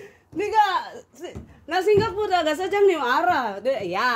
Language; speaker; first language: Korean; non-native, learner; Filipino